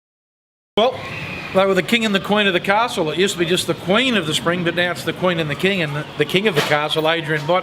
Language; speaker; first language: English; native; English